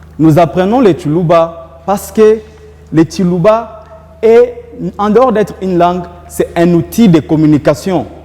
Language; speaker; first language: French; non-native, local second language; Luba-Lulua